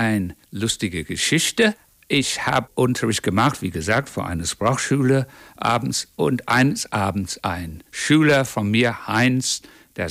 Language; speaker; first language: German; non-native, fluent; English